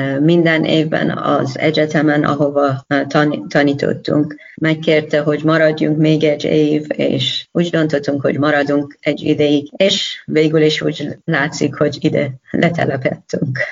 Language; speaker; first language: Hungarian; non-native, learner; Persian